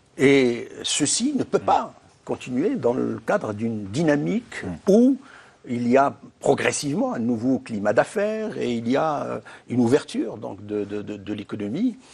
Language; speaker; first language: French; non-native, local second language; Arabic